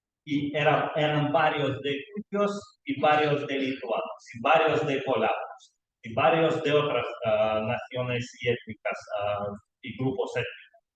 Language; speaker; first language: Spanish; non-native, learner; Lithuanian